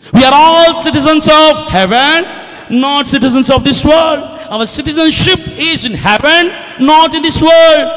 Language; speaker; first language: English; non-native, local second language; Telugu